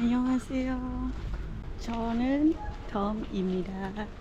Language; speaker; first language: Korean; non-native, learner; Lao